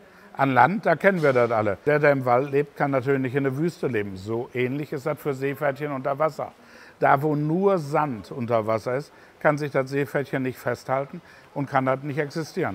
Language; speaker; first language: German; native; German